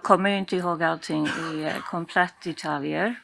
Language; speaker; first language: Swedish; non-native, fluent; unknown